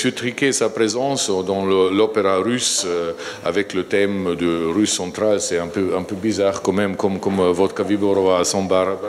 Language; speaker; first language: French; non-native, fluent; Slovenian